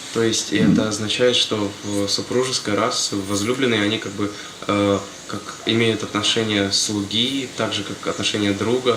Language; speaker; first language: Russian; native; Russian